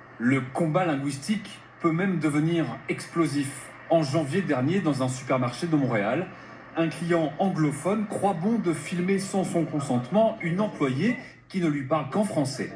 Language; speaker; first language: French; native; French